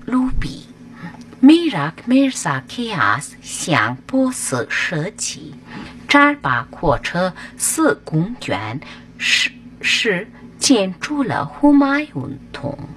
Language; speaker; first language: Chinese; non-native, learner; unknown